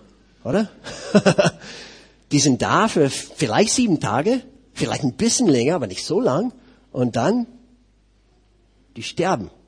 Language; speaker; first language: German; non-native, fluent; English